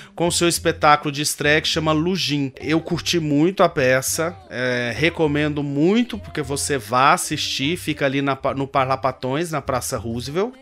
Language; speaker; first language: Portuguese; native; Portuguese